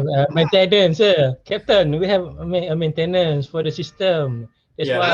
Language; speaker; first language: English; non-native, learner; Malay